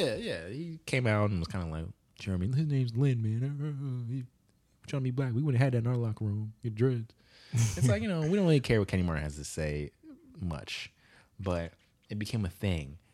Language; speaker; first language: English; native; English